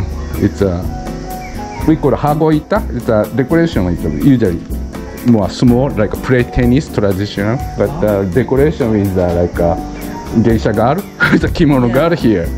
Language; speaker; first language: English; non-native, learner; Japanese